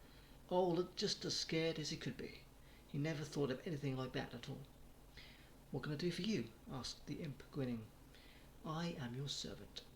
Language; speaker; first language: English; native; English